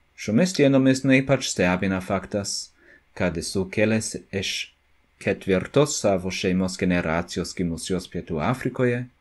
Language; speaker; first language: Lithuanian; non-native, fluent; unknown